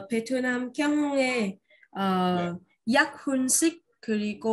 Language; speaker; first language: Korean; non-native, learner; Vietnamese